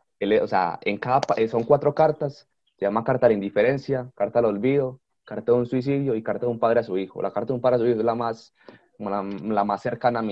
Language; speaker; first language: Spanish; native; Spanish